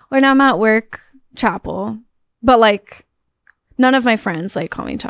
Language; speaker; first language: English; native; English